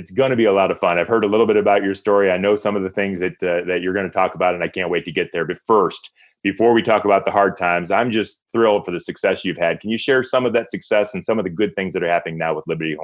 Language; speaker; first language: English; native; English